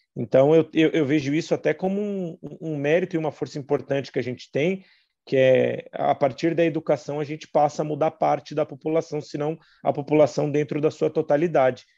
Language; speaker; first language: Portuguese; native; Portuguese